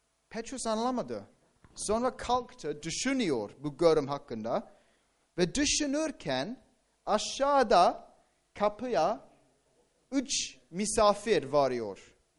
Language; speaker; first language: Turkish; non-native, fluent; English